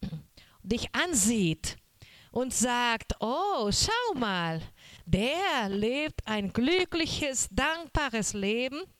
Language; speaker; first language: German; non-native, learner; Portuguese